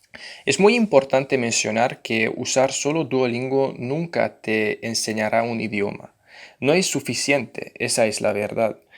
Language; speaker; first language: Spanish; non-native, fluent; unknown